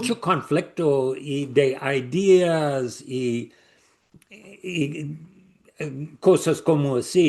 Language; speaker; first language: Spanish; non-native, learner; English